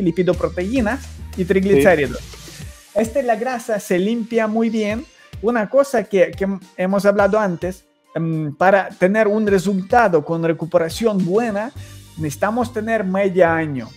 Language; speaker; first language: Spanish; non-native, learner; Ukrainian